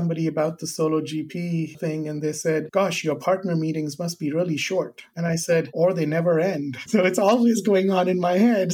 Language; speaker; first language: English; non-native, local second language; Hindi